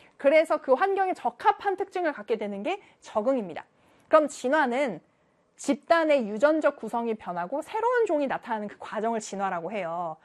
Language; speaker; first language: Korean; native; Korean